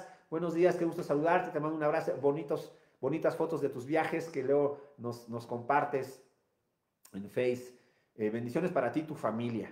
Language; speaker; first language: Spanish; native; Spanish